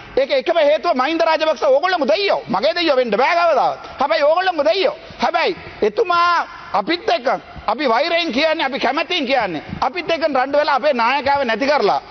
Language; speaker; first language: Sinhala; non-native, local second language; Tamil